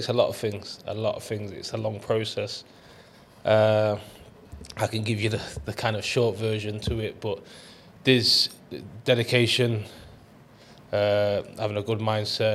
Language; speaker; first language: English; native; English